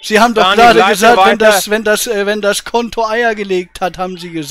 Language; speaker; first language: German; native; German